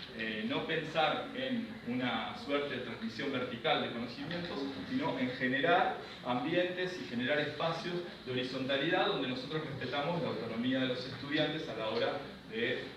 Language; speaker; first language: Spanish; native; Spanish